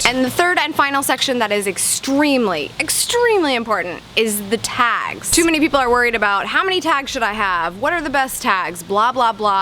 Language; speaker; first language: English; native; English